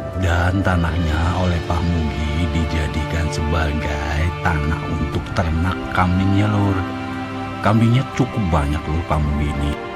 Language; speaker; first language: Indonesian; non-native, local second language; Javanese